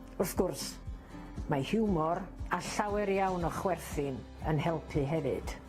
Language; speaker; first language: Welsh; non-native, fluent; English